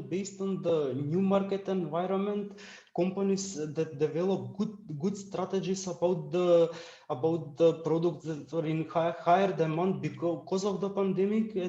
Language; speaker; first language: English; non-native, fluent; Macedonian